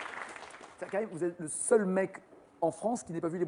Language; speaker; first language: French; native; French